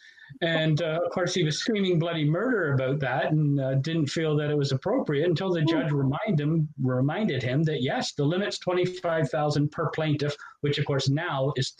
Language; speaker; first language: English; native; English